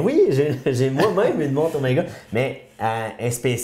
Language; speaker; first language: French; native; French